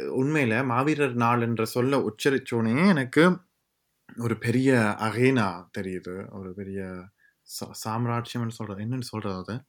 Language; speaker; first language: Tamil; early bilingual, heritage; Tamil